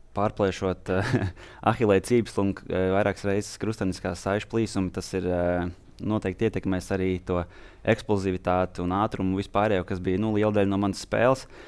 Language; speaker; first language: Latvian; native; Latvian